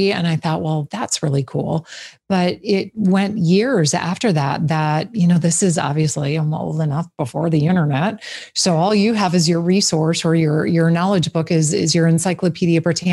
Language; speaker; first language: English; native; English